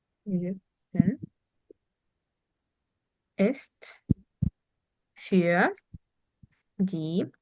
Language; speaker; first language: German; non-native, fluent; Arabic